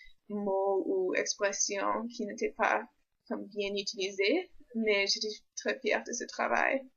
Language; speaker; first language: French; non-native, local second language; English